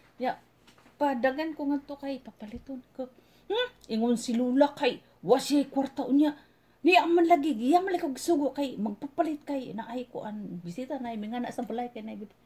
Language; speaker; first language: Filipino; non-native, local second language; Cebuano